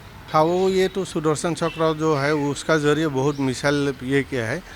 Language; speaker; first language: Hindi; non-native, local second language; Assamese